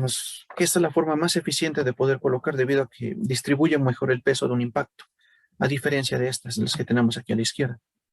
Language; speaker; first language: Spanish; native; Spanish